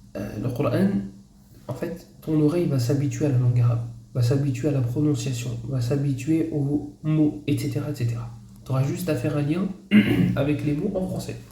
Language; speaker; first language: French; native; French